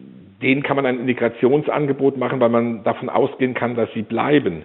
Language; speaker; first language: German; native; German